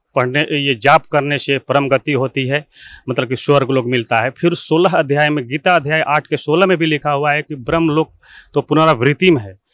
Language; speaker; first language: Hindi; native; Hindi